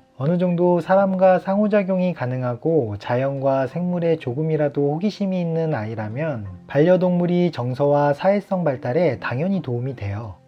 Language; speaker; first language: Korean; native; Korean